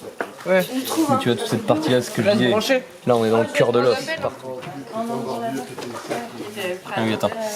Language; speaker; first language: French; native; French